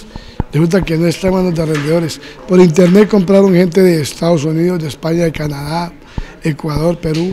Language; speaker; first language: Spanish; native; Spanish